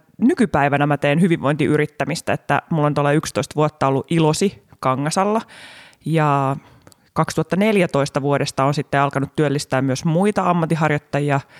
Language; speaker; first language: Finnish; native; Finnish